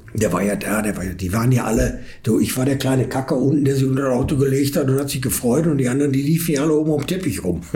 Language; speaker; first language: German; native; German